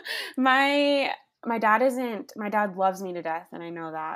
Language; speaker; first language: English; native; English